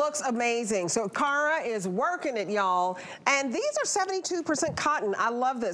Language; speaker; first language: English; native; English